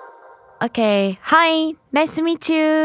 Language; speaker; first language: English; non-native, learner; Japanese